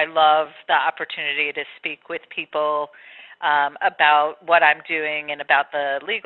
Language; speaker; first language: English; native; English